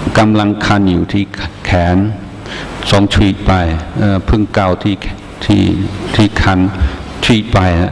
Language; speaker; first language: Thai; non-native, fluent; English